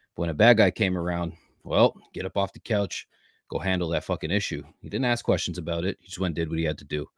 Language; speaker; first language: English; native; English